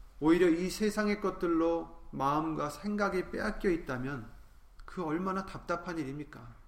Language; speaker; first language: Korean; native; Korean